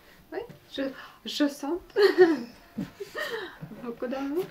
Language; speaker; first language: French; non-native, learner; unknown